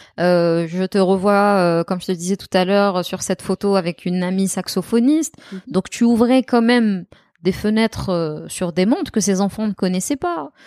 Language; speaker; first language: French; non-native, local second language; Arabic